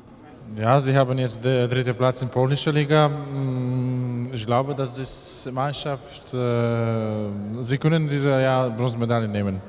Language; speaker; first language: German; non-native, learner; Polish